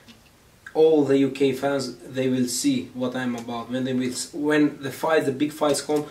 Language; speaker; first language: English; non-native, learner; Greek